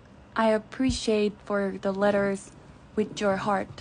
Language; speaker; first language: English; non-native, fluent; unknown